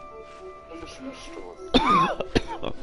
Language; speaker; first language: German; native; German